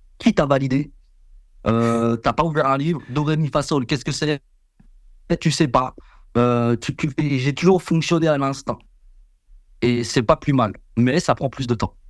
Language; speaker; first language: French; early bilingual, other home language; Vietnamese